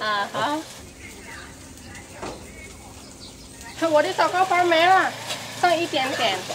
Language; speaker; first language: Chinese; non-native, fluent; Indonesian